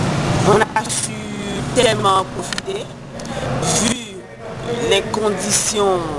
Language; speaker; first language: French; non-native, local second language; Haitian Creole